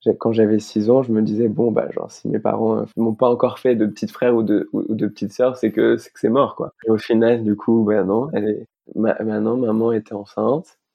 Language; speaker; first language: French; native; French